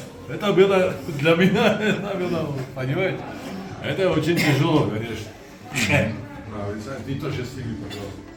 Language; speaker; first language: Russian; non-native, fluent; Georgian